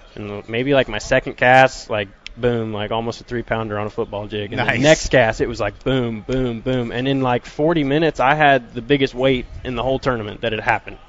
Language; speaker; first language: English; native; English